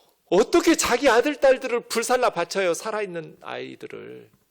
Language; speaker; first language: Korean; native; Korean